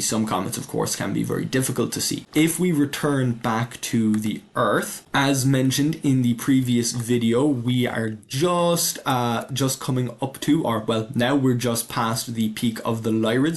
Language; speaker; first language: English; native; English